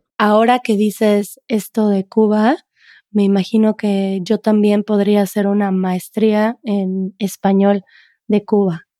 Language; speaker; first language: Spanish; native; Spanish